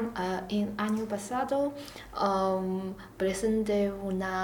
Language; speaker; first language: Spanish; non-native, learner; Chinese